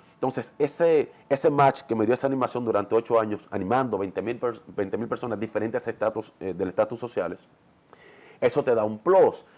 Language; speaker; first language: Spanish; native; Spanish